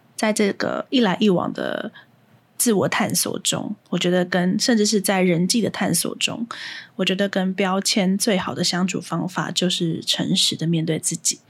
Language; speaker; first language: Chinese; native; Chinese